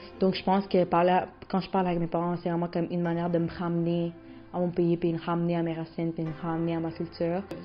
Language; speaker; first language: French; early bilingual, other home language; Spanish